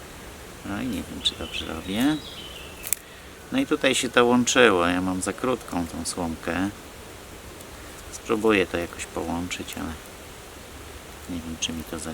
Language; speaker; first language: Polish; native; Polish